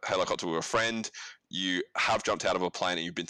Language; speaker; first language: English; native; English